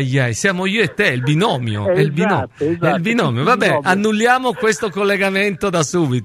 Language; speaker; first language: Italian; native; Italian